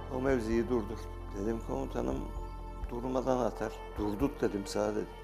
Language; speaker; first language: Turkish; native; Turkish